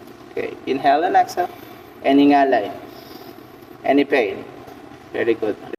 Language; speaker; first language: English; non-native, local second language; Filipino